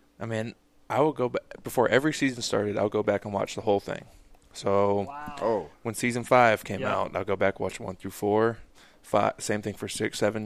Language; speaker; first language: English; native; English